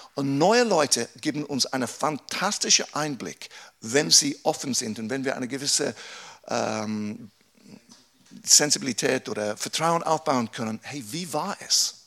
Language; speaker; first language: German; non-native, fluent; English